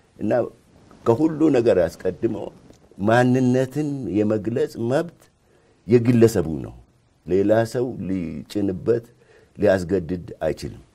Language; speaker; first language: Amharic; non-native, local second language; Oromo